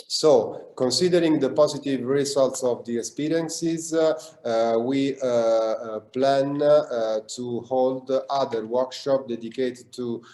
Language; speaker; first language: English; non-native, learner; Italian